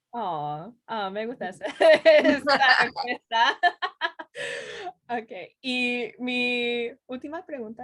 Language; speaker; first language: Spanish; non-native, learner; English